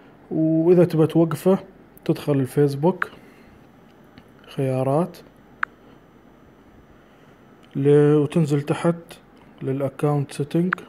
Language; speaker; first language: Arabic; native; Arabic